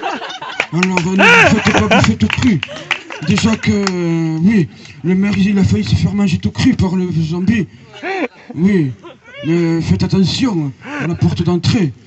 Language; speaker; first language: French; native; French